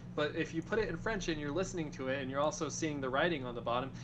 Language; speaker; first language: English; early bilingual, other home language; Spanish